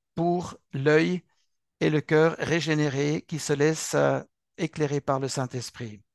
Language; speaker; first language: French; non-native, local second language; Swiss German